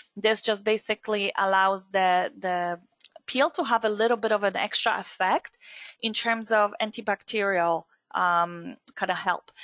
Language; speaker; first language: English; non-native, fluent; Polish